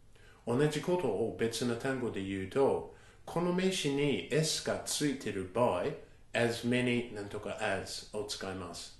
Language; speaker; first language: Japanese; non-native, fluent; English